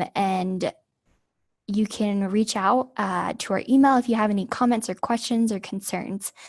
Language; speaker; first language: English; native; English